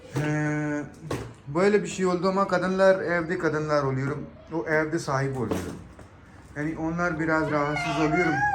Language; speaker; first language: Turkish; non-native, learner; Urdu